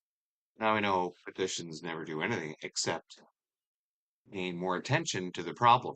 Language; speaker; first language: English; native; English